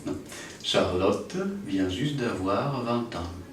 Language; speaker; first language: French; non-native, learner; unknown